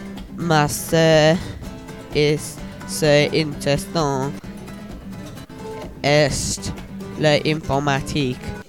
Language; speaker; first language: French; non-native, learner; English